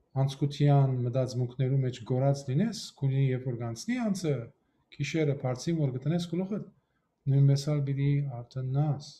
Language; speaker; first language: Armenian; early bilingual, heritage; Armenian